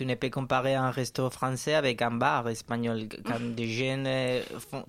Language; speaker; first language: French; non-native, fluent; Spanish